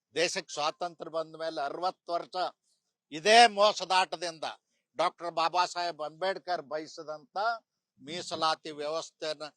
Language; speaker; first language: Kannada; native; Kannada